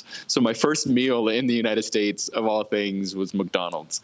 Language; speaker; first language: English; early bilingual, other home language; Spanish